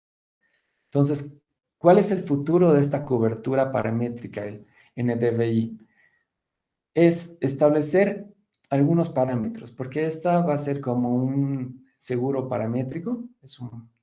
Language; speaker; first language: Spanish; native; Spanish